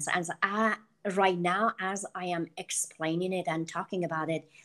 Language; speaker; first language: English; non-native, fluent; Persian